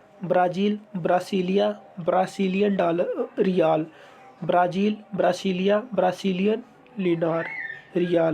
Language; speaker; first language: Hindi; native; Hindi